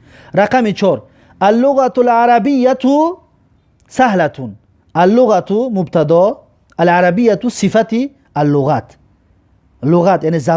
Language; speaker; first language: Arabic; non-native, fluent; Persian